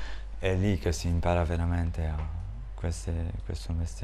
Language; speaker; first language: Italian; non-native, fluent; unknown